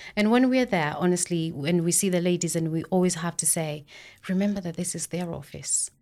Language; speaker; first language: English; non-native, local second language; Kikuyu